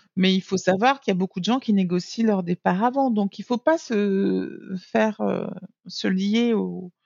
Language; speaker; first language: French; native; French